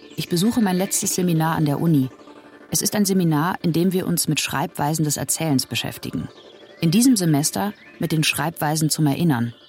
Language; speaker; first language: German; native; German